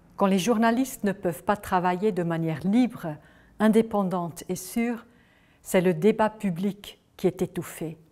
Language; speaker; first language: French; non-native, local second language; German